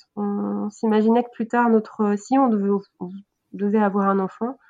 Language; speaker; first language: French; native; French